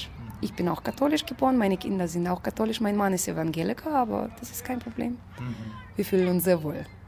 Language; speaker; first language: German; non-native, fluent; Russian